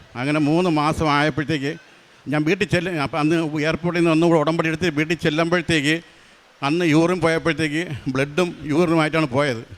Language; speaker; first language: Malayalam; native; Malayalam